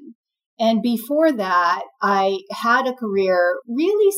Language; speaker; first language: English; non-native, local second language; Filipino